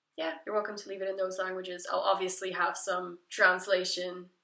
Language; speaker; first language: English; non-native, fluent; Dutch